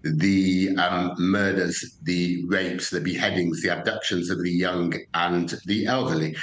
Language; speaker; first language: English; native; English